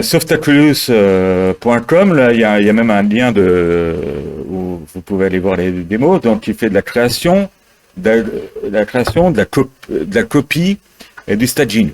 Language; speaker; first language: French; native; French